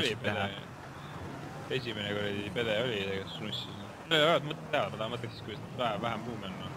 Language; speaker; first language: Estonian; native; Estonian